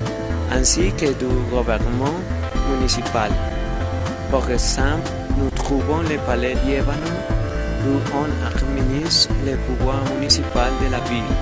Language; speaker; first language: French; non-native, learner; Spanish